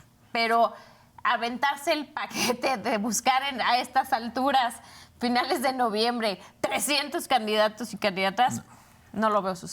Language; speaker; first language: Spanish; native; Spanish